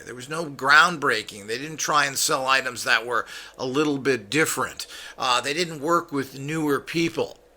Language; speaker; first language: English; native; English